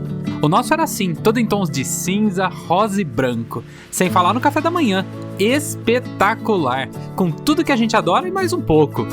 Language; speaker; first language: Portuguese; native; Portuguese